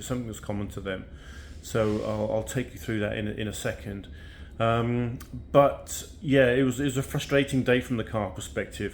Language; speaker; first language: English; native; English